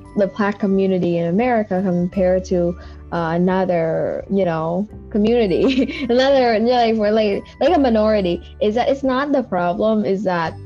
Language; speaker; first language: English; non-native, fluent; Vietnamese